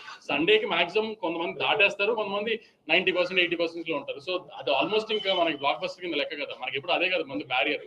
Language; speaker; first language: Telugu; native; Telugu